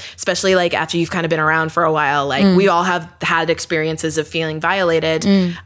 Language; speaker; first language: English; native; English